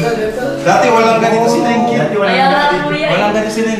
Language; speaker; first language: Filipino; native; Filipino